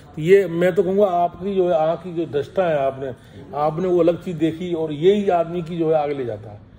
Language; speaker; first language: Hindi; native; Hindi